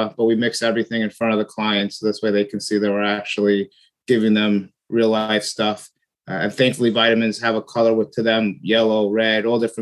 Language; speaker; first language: English; native; English